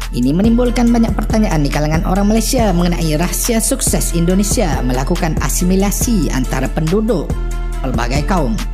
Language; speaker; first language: Malay; native; Malay